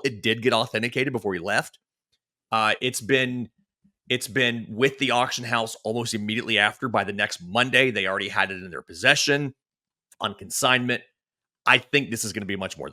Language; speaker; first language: English; native; English